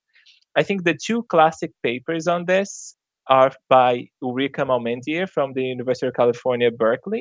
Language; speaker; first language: English; non-native, fluent; Portuguese